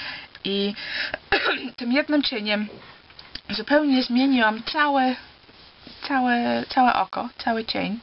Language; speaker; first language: Polish; early bilingual, heritage; Polish